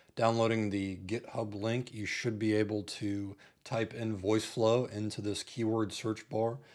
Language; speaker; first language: English; native; English